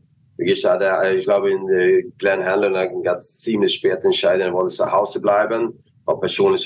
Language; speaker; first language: German; non-native, fluent; Swedish